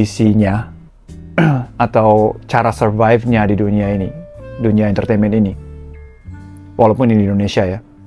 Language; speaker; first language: Indonesian; non-native, fluent; Japanese